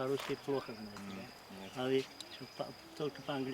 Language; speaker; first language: Russian; non-native, local second language; Tajik